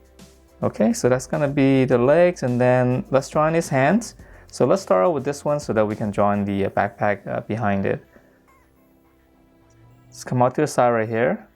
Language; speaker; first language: English; native; English